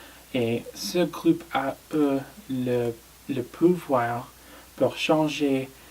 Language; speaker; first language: French; non-native, learner; English